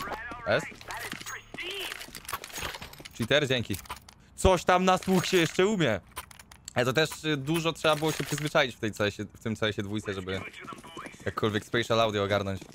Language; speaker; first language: Polish; native; Polish